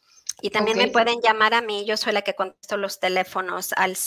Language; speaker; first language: Spanish; early bilingual, heritage; Spanish